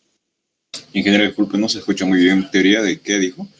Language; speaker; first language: Spanish; native; Spanish